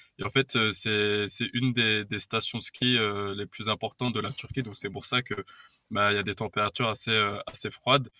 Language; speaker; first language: French; native; French